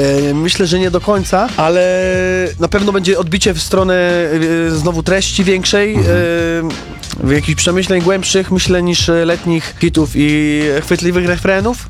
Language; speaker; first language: Polish; native; Polish